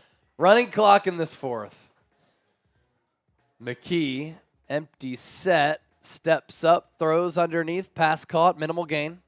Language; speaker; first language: English; native; English